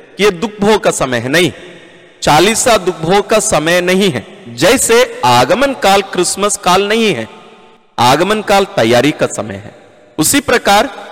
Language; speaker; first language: Hindi; non-native, local second language; Malayalam